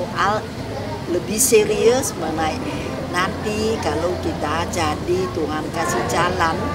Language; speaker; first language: Indonesian; non-native, fluent; Vietnamese